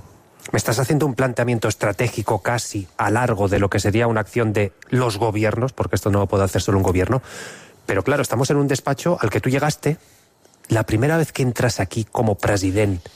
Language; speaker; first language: Spanish; native; Spanish